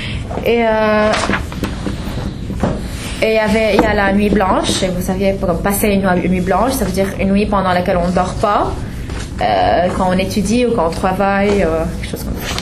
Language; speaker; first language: French; non-native, fluent; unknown